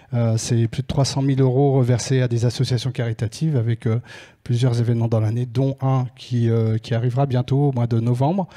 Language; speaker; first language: French; native; French